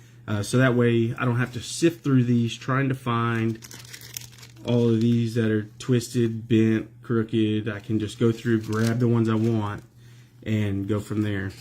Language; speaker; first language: English; native; English